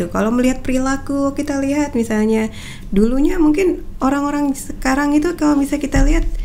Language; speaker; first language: Indonesian; native; Indonesian